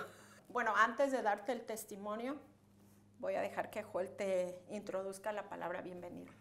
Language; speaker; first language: Spanish; native; Spanish